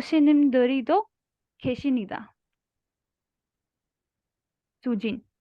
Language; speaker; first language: Korean; non-native, learner; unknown